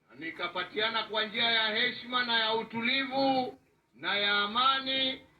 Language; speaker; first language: Swahili; non-native, local second language; Kikuyu